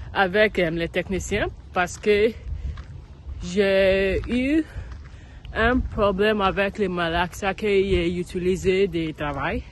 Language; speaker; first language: French; non-native, learner; English